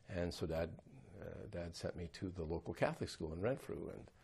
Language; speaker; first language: English; native; English